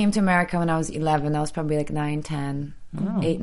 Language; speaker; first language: English; early bilingual, other home language; Polish